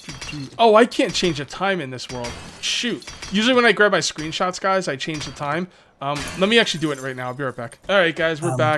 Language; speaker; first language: English; native; English